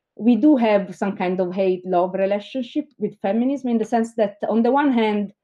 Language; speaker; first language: English; non-native, fluent; Italian